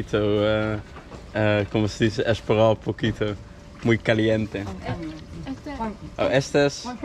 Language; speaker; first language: Spanish; non-native, learner; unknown